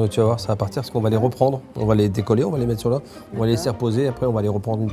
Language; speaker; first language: French; native; French